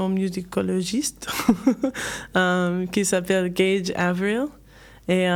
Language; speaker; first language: French; non-native, learner; English